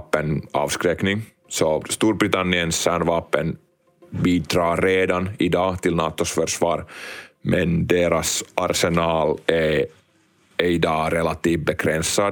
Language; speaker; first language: Swedish; non-native, local second language; Finnish